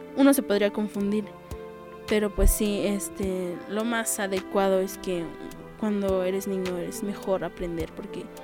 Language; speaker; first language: Spanish; non-native, local second language; Tzotzil